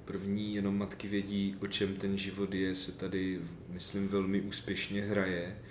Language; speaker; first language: Czech; native; Czech